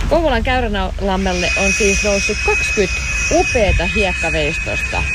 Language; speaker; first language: Finnish; native; Finnish